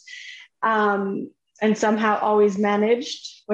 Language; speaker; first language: English; native; English